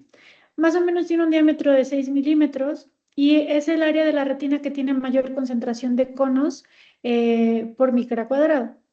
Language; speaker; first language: Spanish; native; Spanish